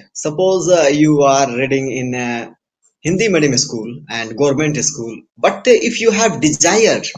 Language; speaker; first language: English; non-native, fluent; Hindi